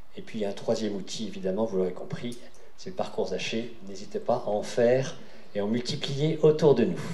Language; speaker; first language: French; native; French